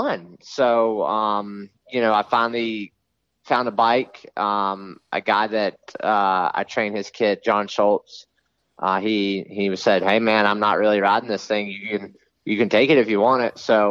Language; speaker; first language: English; native; English